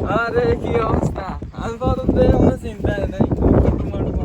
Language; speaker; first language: Hindi; non-native, learner; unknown